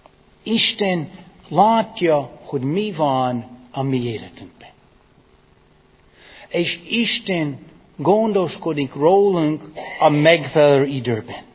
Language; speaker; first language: Hungarian; non-native, fluent; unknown